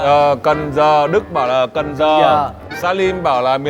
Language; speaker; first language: Vietnamese; native; Vietnamese